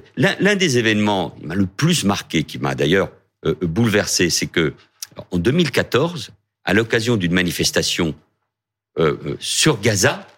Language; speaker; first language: French; early bilingual, other home language; Catalan